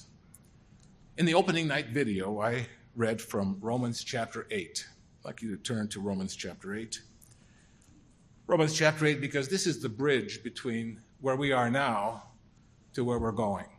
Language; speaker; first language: English; native; English